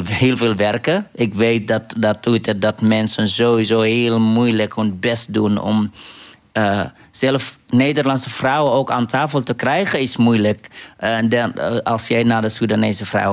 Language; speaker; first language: Dutch; non-native, fluent; Arabic